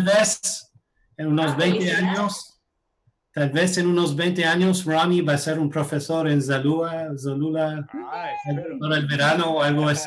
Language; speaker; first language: Spanish; non-native, fluent; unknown